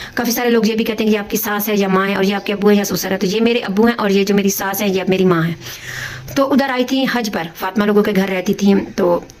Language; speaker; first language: Hindi; native; Hindi